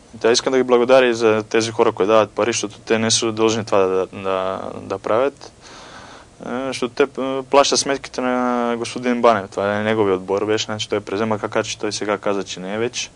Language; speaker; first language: Bulgarian; non-native, fluent; Croatian